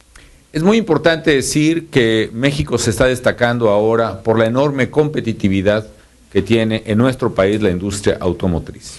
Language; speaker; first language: Spanish; native; Spanish